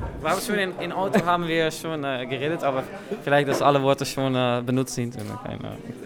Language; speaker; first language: German; non-native, learner; Dutch